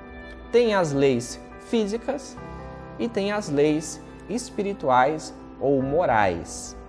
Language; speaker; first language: Portuguese; native; Portuguese